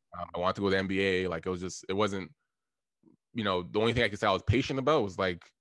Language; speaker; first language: English; native; English